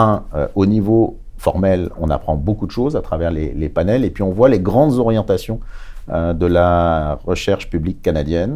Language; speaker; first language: French; native; French